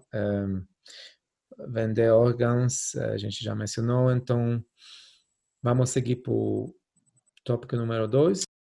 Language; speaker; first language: Portuguese; non-native, fluent; Polish